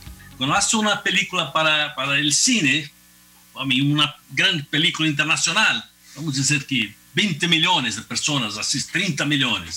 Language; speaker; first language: Spanish; non-native, fluent; Portuguese